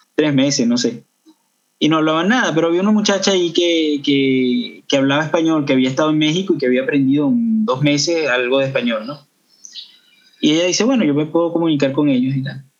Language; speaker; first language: Spanish; native; Spanish